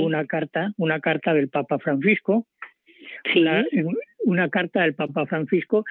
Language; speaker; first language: Spanish; native; Spanish